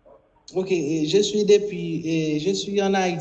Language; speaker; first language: French; non-native, local second language; Haitian Creole